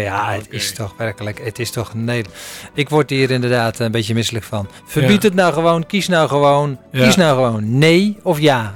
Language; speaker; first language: Dutch; native; Dutch